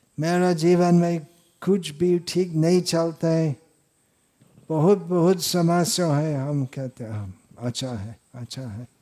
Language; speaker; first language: Hindi; non-native, fluent; English